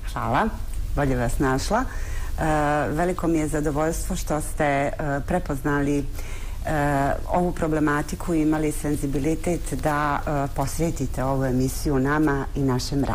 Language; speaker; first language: Bosnian; native; Bosnian